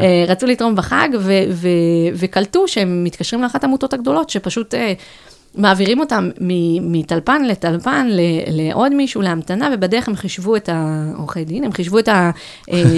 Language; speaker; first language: Hebrew; native; Hebrew